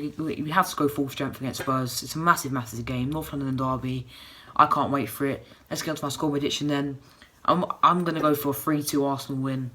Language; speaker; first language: English; native; English